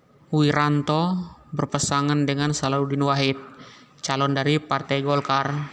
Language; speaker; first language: Indonesian; native; Indonesian